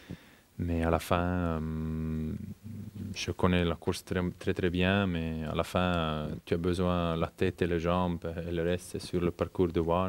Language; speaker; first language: French; non-native, fluent; German